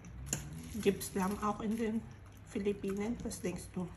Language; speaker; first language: German; non-native, fluent; Filipino